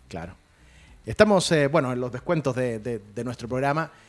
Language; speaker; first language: Spanish; native; Spanish